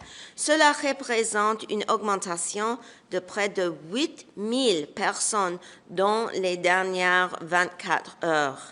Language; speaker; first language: French; non-native, local second language; English